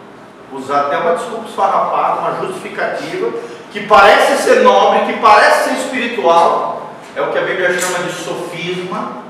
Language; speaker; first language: Portuguese; native; Portuguese